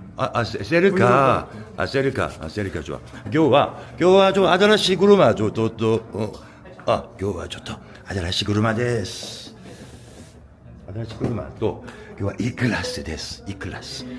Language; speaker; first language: Japanese; non-native, learner; Korean